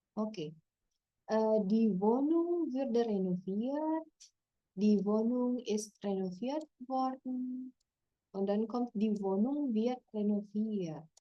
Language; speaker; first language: German; non-native, fluent; Indonesian